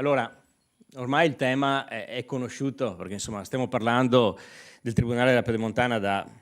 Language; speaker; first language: Italian; native; Italian